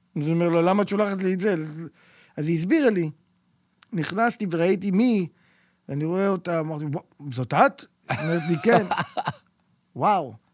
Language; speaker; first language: Hebrew; early bilingual, heritage; Hebrew